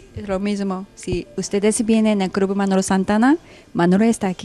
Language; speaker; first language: Spanish; non-native, fluent; Japanese